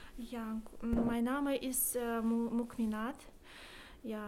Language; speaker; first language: German; non-native, learner; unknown